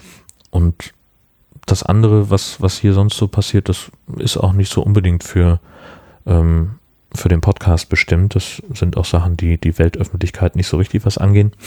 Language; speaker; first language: German; native; German